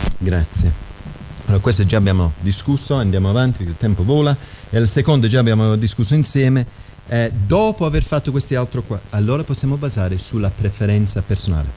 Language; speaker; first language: Italian; non-native, fluent; English